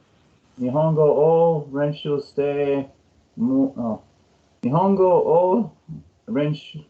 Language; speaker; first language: Japanese; non-native, learner; English